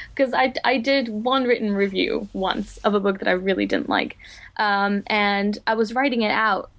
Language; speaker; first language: English; non-native, fluent; Dutch